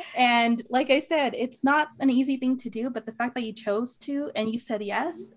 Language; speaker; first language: English; native; English